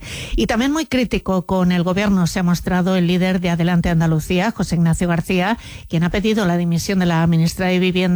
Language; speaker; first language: Spanish; native; Spanish